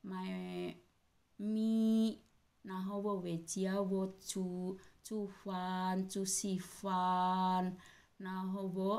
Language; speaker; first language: Chinese; non-native, learner; Indonesian